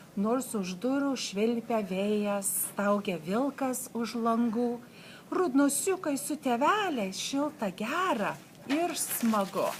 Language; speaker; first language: Lithuanian; early bilingual, heritage; Lithuanian